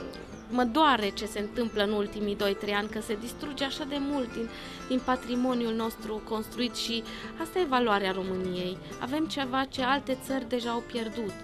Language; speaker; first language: Romanian; non-native, local second language; German